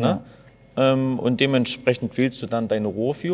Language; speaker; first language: German; native; German